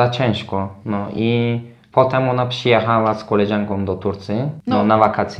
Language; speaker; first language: Polish; non-native, learner; Turkish